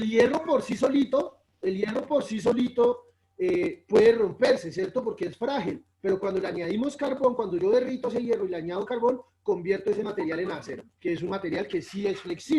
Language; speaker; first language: Spanish; native; Spanish